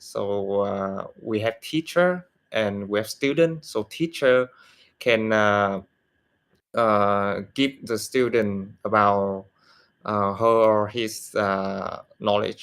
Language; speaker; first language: English; non-native, learner; Vietnamese